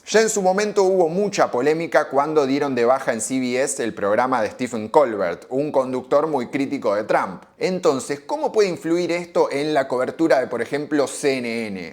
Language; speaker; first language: Spanish; native; Spanish